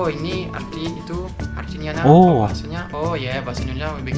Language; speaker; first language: Indonesian; non-native, fluent; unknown